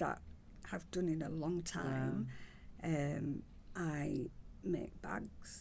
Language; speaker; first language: English; native; English